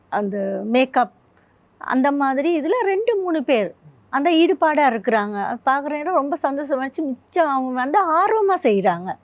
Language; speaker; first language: Tamil; native; Tamil